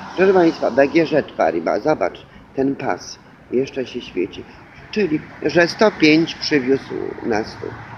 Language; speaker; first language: Polish; native; Polish